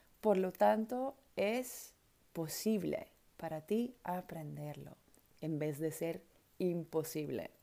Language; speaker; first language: Spanish; non-native, fluent; Dutch